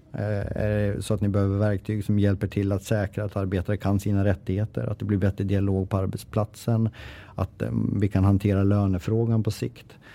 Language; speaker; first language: Swedish; native; Swedish